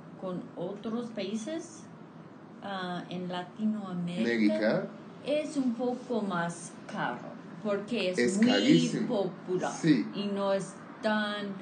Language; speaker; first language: Spanish; non-native, fluent; English